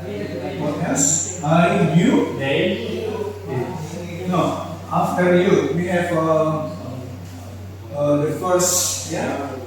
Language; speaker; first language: English; non-native, fluent; Indonesian